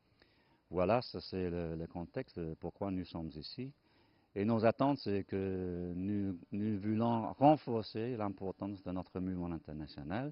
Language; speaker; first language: French; non-native, fluent; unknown